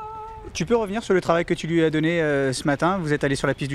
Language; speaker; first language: French; native; French